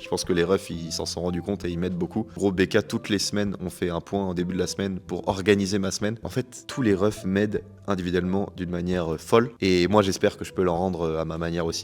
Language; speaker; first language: French; native; French